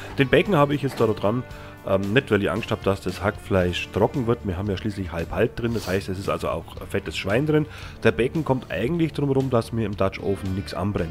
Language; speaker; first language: German; native; German